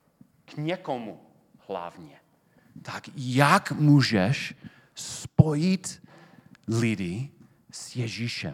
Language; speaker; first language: Czech; non-native, fluent; English